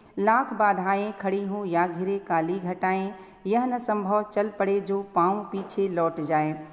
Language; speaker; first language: Hindi; native; Hindi